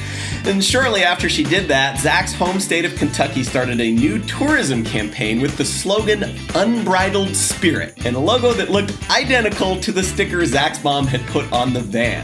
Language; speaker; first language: English; native; English